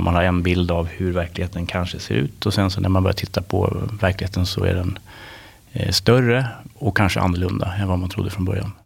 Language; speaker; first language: Swedish; native; Swedish